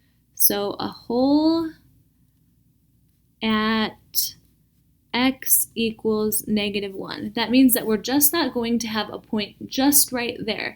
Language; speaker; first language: English; native; English